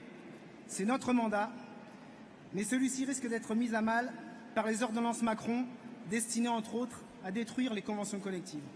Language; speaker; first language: French; native; French